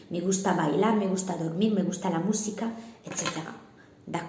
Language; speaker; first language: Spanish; non-native, fluent; Arabic